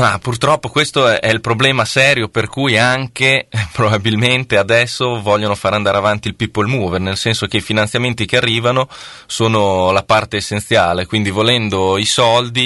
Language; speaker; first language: Italian; native; Italian